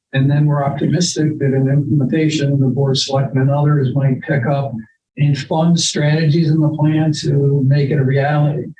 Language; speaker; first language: English; native; English